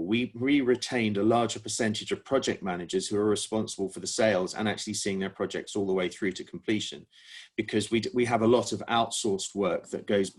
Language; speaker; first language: English; native; English